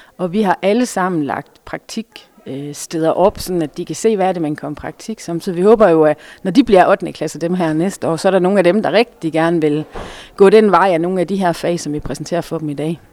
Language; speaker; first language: Danish; native; Danish